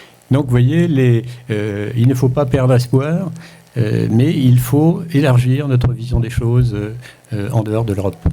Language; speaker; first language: French; native; French